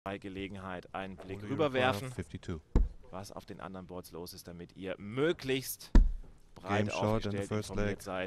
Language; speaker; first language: German; native; German